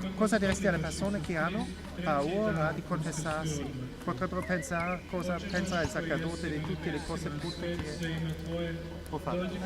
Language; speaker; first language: Italian; non-native, learner; German